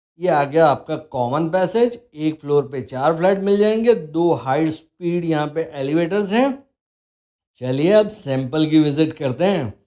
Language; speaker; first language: Hindi; non-native, local second language; Gujarati